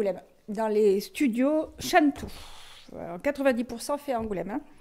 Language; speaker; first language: French; native; French